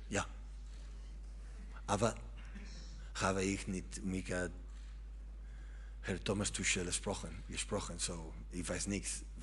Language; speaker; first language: German; non-native, learner; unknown